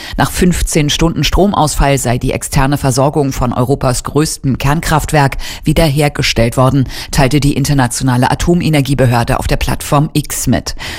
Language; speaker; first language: German; native; German